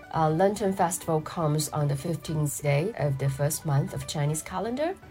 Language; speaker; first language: English; non-native, fluent; Chinese